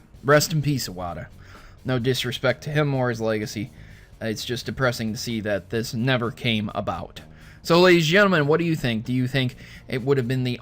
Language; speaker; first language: English; native; English